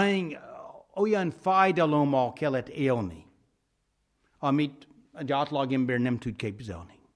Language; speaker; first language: Hungarian; non-native, fluent; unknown